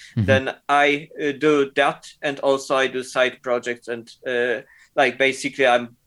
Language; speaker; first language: English; non-native, fluent; Polish